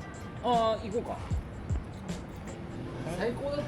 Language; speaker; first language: Japanese; native; Japanese